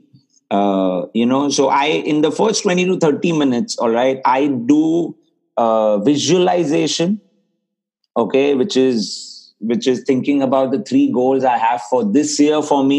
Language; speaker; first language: English; non-native, local second language; Hindi